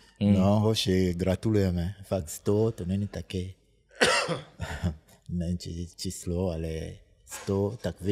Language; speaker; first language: Czech; non-native, fluent; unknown